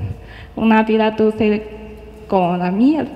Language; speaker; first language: Spanish; non-native, fluent; Chinese